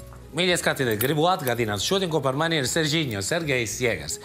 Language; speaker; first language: Latvian; non-native, fluent; Italian